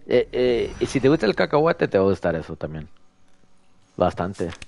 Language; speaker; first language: Spanish; early bilingual, heritage; Spanish